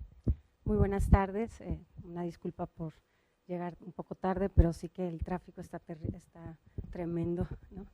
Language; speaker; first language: Spanish; native; Spanish